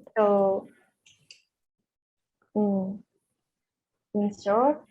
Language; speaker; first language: English; non-native, learner; Japanese